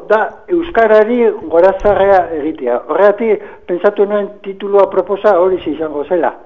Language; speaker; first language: Basque; non-native, local second language; Spanish